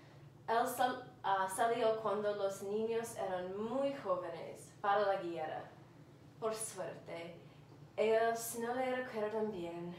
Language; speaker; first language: Spanish; non-native, learner; English